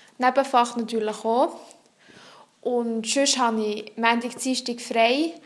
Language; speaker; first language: German; non-native, local second language; French